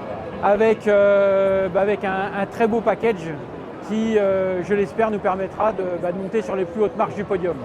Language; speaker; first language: French; native; French